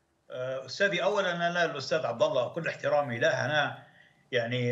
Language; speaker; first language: Arabic; native; Arabic